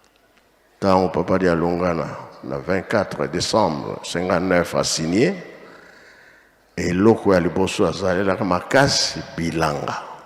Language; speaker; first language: Lingala; non-native, local second language; Kongo